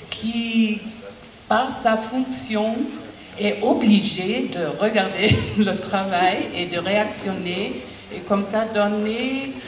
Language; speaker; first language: French; non-native, fluent; German